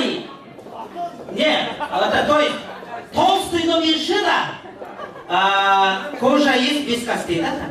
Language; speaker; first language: Russian; non-native, local second language; Kyrgyz